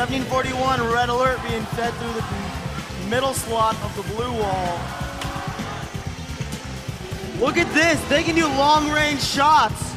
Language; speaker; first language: English; native; English